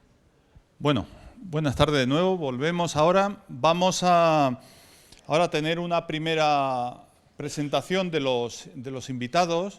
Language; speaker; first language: Spanish; native; Spanish